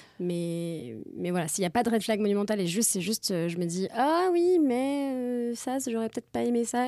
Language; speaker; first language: French; native; French